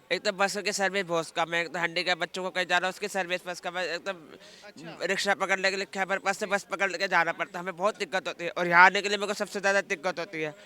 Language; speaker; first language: Hindi; native; Hindi